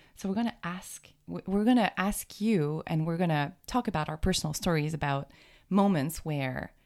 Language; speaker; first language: English; native; English